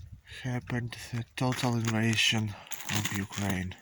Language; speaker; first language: English; non-native, learner; Ukrainian